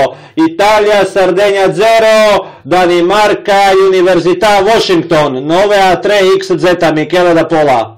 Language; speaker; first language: Italian; non-native, learner; Croatian